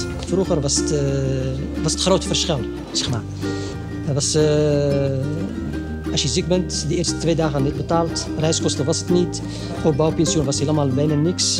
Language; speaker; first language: Dutch; non-native, local second language; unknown